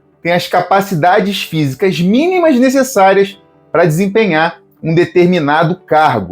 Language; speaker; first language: Portuguese; native; Portuguese